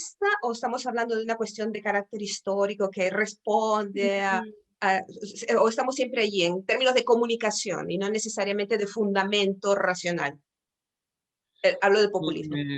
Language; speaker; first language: Spanish; native; Spanish